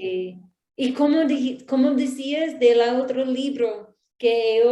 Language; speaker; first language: Spanish; non-native, learner; English